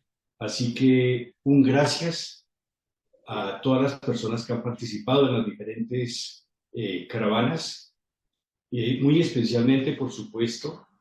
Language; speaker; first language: Spanish; native; Spanish